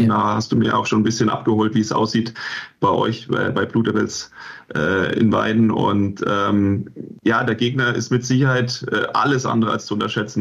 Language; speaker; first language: German; native; German